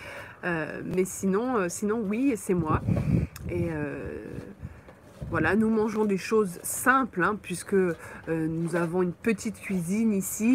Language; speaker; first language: French; native; French